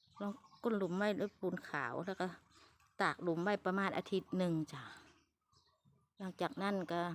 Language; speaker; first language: Thai; non-native, local second language; Lao